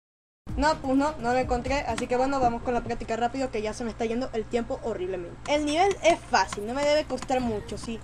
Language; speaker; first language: Spanish; native; Spanish